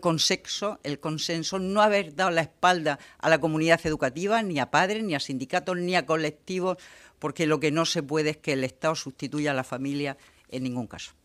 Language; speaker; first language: Spanish; native; Spanish